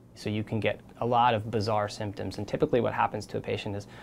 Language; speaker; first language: English; native; English